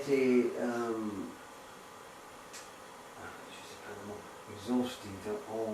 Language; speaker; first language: French; non-native, learner; English